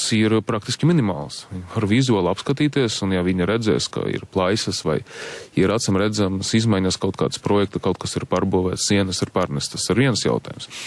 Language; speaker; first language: Latvian; non-native, local second language; Russian